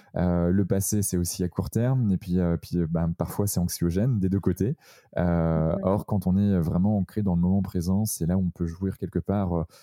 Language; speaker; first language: French; native; French